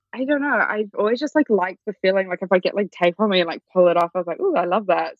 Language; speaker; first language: English; native; English